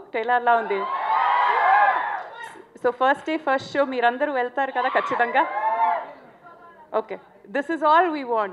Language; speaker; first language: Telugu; non-native, local second language; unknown